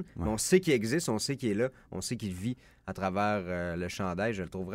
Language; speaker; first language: French; native; French